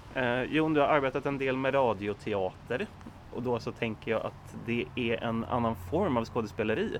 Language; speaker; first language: Swedish; native; Swedish